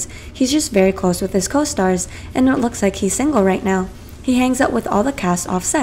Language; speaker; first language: English; native; English